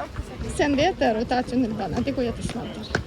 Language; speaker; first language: Swedish; non-native, learner; Russian